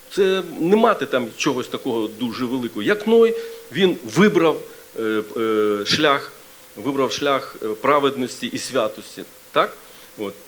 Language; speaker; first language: Ukrainian; non-native, local second language; Russian